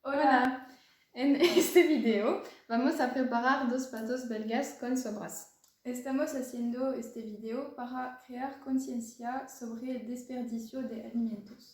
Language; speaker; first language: Spanish; non-native, learner; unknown